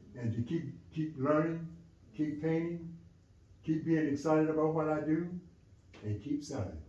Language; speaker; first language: English; native; English